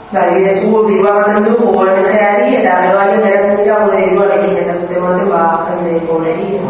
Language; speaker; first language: Basque; non-native, local second language; Spanish